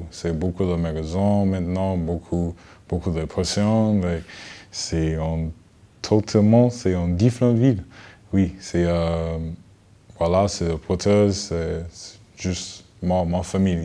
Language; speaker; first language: French; non-native, learner; English